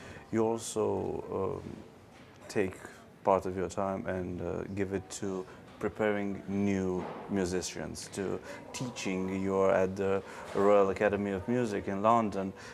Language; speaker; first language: English; non-native, fluent; Romanian